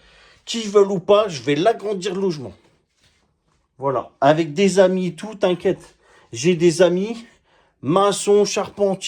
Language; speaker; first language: French; native; French